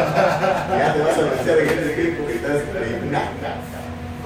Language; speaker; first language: Spanish; native; Spanish